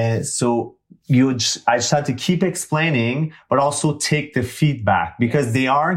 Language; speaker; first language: English; non-native, fluent; French